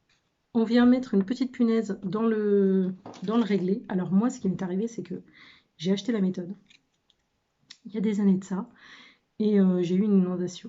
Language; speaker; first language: French; native; French